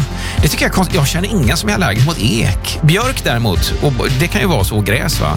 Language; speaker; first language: Swedish; native; Swedish